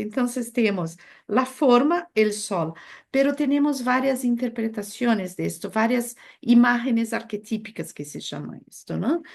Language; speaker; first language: Spanish; non-native, fluent; Portuguese